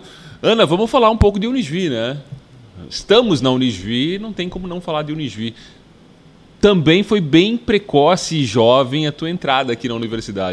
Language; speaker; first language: Portuguese; native; Portuguese